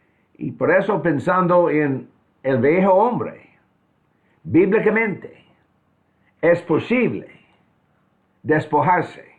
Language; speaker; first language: Spanish; non-native, fluent; English